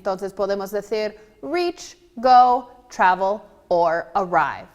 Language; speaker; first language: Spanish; non-native, fluent; English